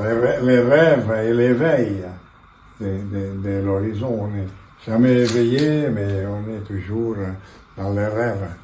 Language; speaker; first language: French; non-native, fluent; Catalan